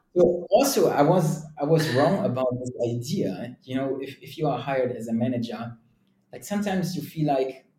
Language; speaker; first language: English; non-native, fluent; German